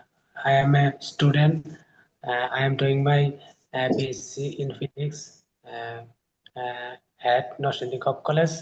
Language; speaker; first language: English; non-native, learner; Bangla